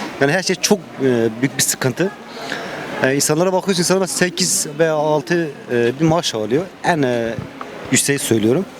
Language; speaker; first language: Turkish; early bilingual, heritage; Turkish